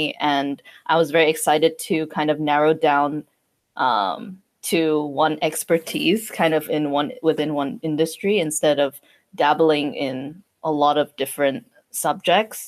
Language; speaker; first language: English; non-native, local second language; Cantonese